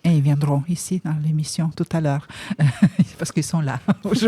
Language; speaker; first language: French; native; French